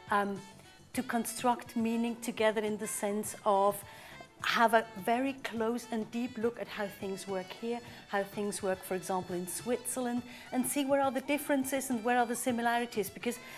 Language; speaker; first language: English; non-native, fluent; German